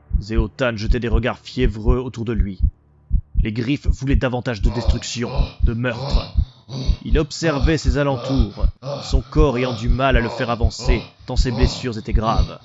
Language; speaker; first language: French; native; French